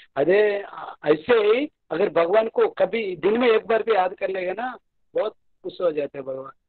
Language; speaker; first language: Hindi; non-native, local second language; Telugu